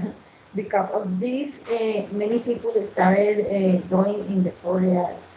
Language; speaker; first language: English; non-native, learner; Spanish